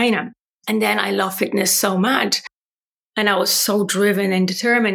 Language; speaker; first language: English; non-native, fluent; Polish